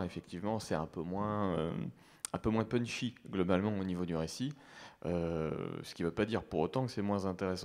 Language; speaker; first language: French; native; French